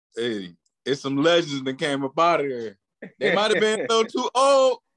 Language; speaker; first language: English; native; English